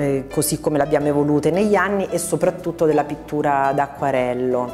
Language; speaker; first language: Italian; native; Italian